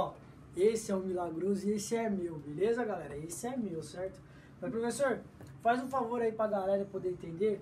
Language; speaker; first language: Portuguese; native; Portuguese